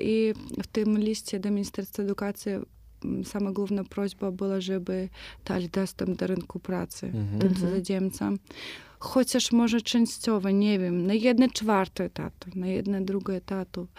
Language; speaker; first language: Polish; non-native, fluent; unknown